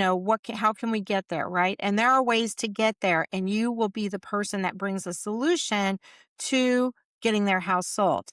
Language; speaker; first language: English; native; English